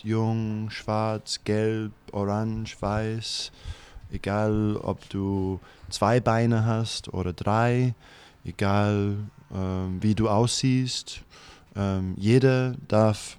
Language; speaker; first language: German; non-native, fluent; English